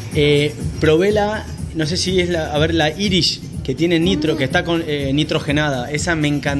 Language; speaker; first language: Spanish; native; Spanish